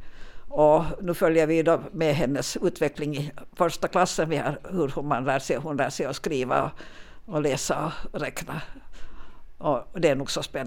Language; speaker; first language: Swedish; native; Swedish